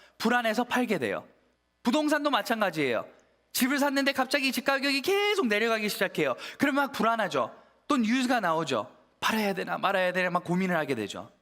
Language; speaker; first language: Korean; early bilingual, heritage; Korean